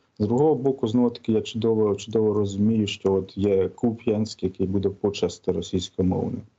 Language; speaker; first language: Ukrainian; native; Ukrainian